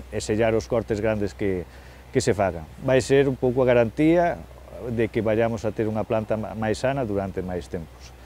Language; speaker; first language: Galician; native; Galician